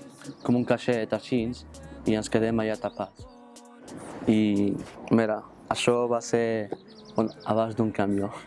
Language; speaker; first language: Catalan; non-native, fluent; Arabic